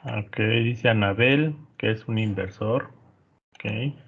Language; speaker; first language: Spanish; native; Spanish